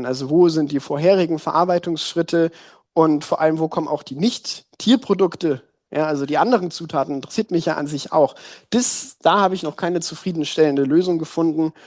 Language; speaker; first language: German; native; German